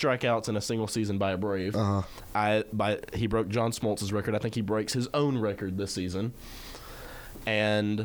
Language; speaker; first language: English; native; English